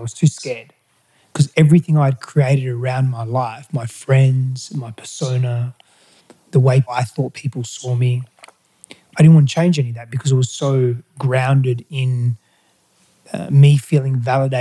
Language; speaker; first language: English; early bilingual, other home language; Greek